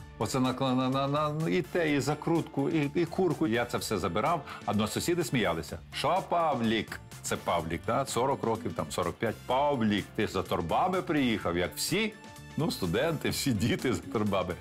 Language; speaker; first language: Ukrainian; native; Ukrainian